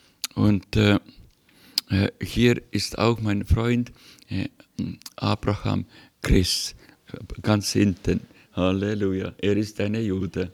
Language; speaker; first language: German; non-native, learner; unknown